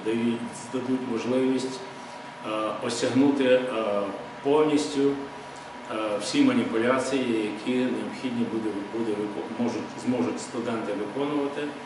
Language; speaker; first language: Ukrainian; native; Ukrainian